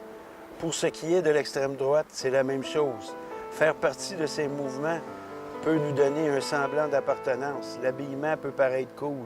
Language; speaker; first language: French; native; French